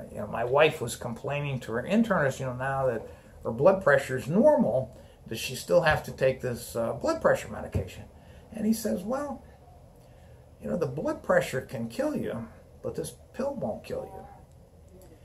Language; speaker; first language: English; native; English